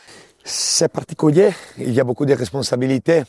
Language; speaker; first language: French; non-native, local second language; Italian